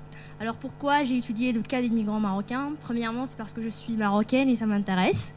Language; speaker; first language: French; non-native, local second language; Arabic